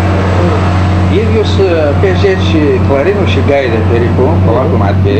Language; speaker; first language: Greek; native; Greek